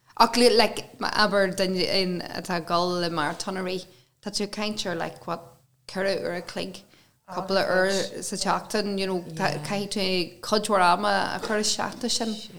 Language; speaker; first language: Irish; non-native, local second language; English